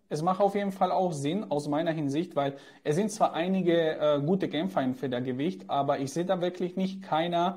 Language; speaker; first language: German; native; German